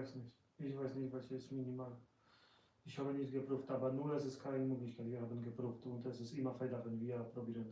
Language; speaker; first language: German; non-native, learner; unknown